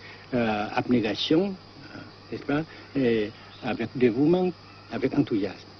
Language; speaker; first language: French; non-native, fluent; Vietnamese